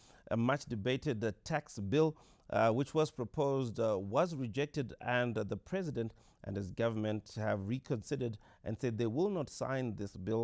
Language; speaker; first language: English; non-native, local second language; Shona